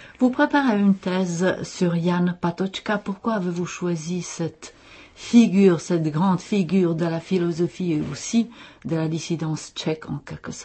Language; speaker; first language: French; non-native, fluent; Czech